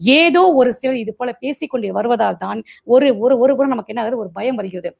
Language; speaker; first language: Tamil; non-native, local second language; Marathi